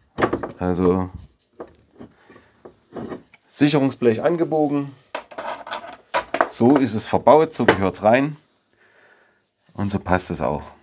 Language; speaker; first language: German; native; German